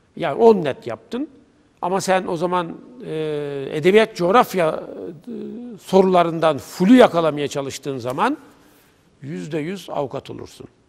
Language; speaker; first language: Turkish; native; Turkish